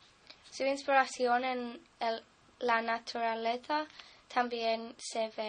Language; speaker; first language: Spanish; non-native, fluent; English